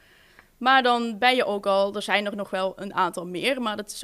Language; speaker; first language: Dutch; native; Dutch